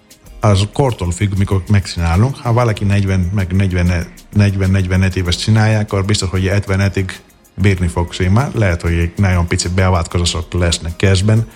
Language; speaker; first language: Hungarian; non-native, fluent; Greek